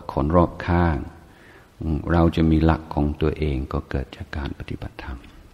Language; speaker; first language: Thai; non-native, fluent; English